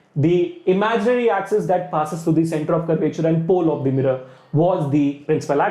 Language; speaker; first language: English; non-native, local second language; Hindi